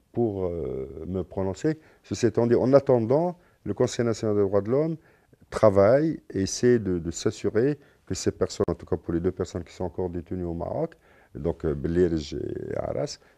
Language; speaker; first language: French; non-native, local second language; Arabic